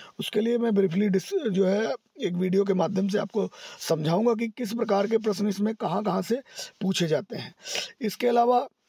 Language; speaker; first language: Hindi; native; Hindi